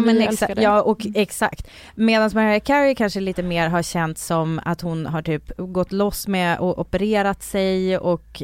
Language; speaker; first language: Swedish; native; Swedish